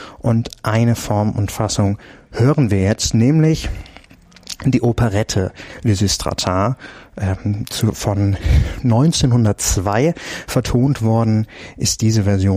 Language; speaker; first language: German; native; German